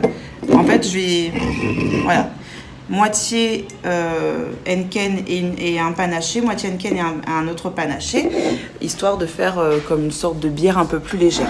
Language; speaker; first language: French; native; French